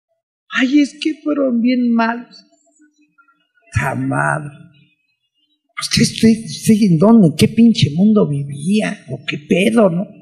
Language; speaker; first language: Spanish; native; Spanish